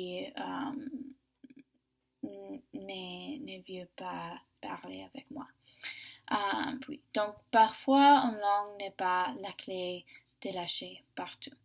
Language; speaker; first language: French; non-native, learner; English